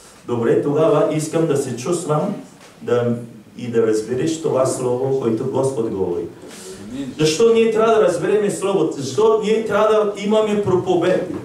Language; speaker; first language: Bulgarian; non-native, learner; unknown